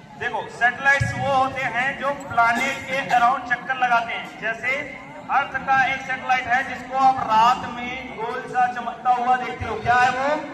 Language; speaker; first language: Hindi; native; Hindi